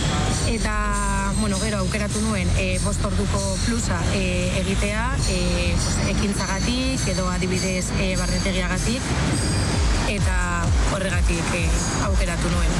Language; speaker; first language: Basque; non-native, local second language; Spanish